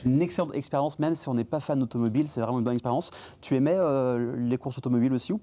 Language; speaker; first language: French; native; French